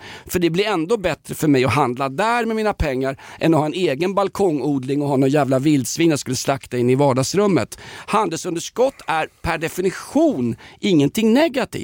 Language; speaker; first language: Swedish; native; Swedish